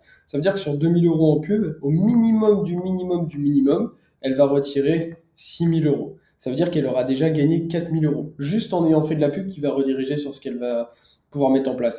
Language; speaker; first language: French; native; French